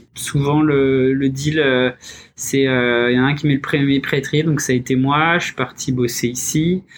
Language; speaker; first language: French; native; French